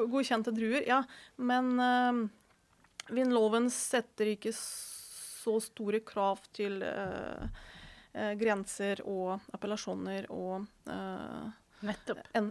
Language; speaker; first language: Norwegian; non-native, fluent; Ukrainian